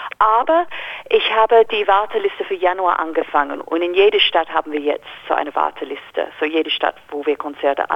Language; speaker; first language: German; non-native, learner; English